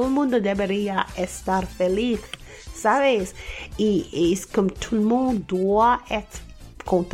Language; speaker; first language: Spanish; non-native, fluent; French